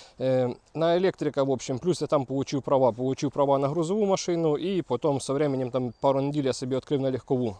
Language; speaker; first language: Ukrainian; non-native, local second language; Russian